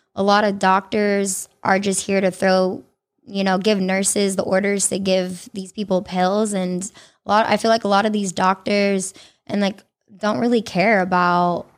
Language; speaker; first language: English; early bilingual, other home language; Italian